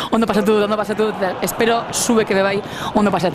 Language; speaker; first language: Basque; native; Basque